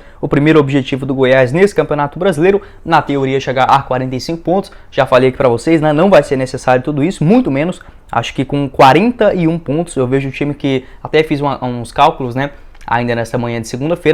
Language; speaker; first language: Portuguese; native; Portuguese